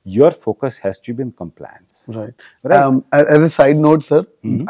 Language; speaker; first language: English; non-native, local second language; Punjabi